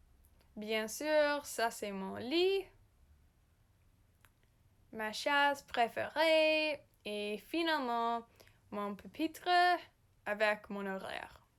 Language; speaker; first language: French; non-native, learner; English